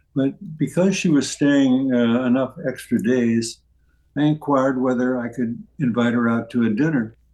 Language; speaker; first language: English; native; English